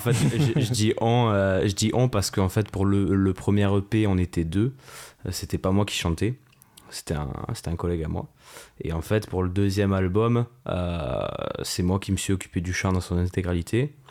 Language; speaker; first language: French; native; French